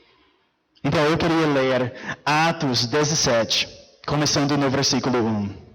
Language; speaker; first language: Portuguese; non-native, fluent; English